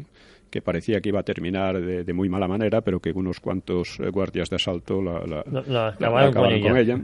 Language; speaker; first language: Spanish; native; Spanish